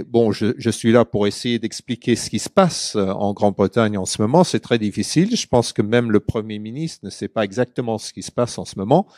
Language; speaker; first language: French; early bilingual, other home language; English